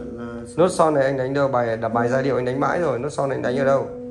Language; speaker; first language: Vietnamese; native; Vietnamese